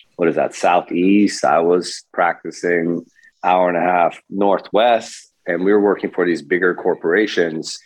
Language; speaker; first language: English; early bilingual, other home language; Persian